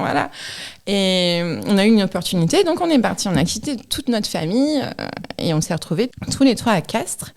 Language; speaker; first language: French; native; French